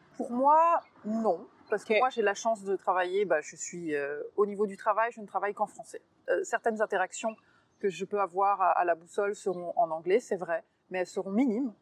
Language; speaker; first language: French; native; French